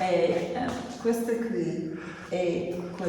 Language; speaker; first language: Italian; non-native, learner; English